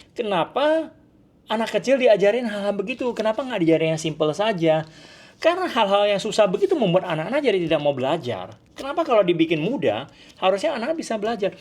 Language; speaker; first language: Indonesian; non-native, local second language; Hakka Chinese